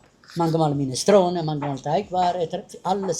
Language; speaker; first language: German; non-native, learner; Italian